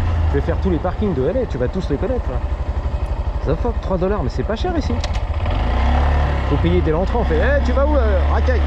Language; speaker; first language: French; native; French